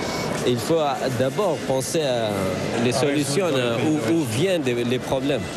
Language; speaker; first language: French; non-native, fluent; Arabic